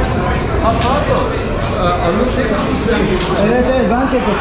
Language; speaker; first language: Turkish; native; Turkish